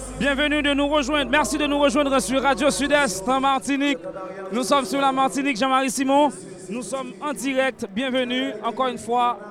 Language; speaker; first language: French; non-native, local second language; Haitian Creole